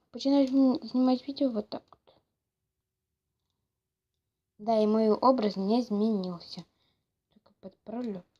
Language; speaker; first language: Russian; non-native, local second language; Ukrainian